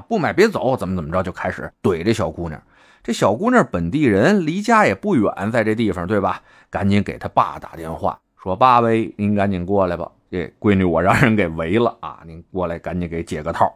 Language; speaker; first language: Chinese; native; Chinese